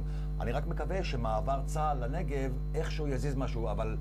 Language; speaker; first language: Hebrew; native; Hebrew